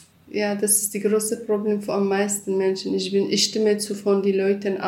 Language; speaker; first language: German; non-native, learner; Kurdish